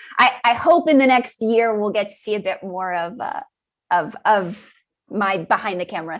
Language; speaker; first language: English; native; English